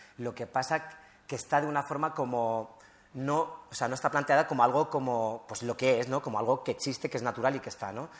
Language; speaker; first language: Spanish; early bilingual, other home language; Riffian